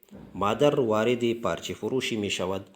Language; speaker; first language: Persian; non-native, fluent; Urdu